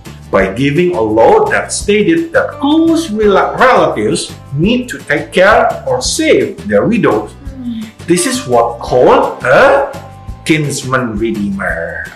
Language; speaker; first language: English; non-native, fluent; Indonesian